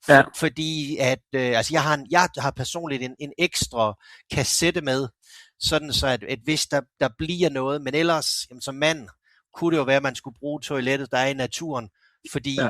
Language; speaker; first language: Danish; native; Danish